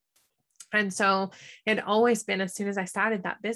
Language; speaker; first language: English; native; English